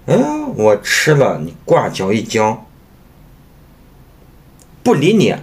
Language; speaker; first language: Chinese; native; Chinese